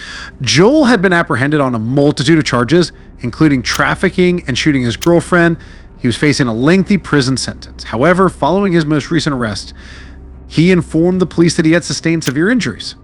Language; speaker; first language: English; native; English